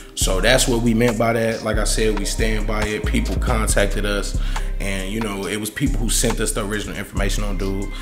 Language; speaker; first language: English; native; English